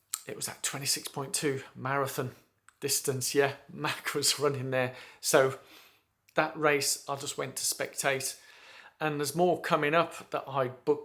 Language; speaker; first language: English; native; English